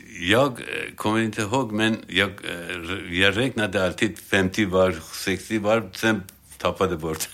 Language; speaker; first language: Swedish; non-native, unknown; Armenian